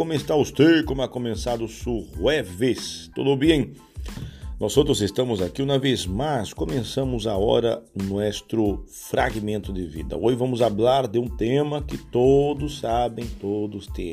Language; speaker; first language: Portuguese; non-native, learner; Spanish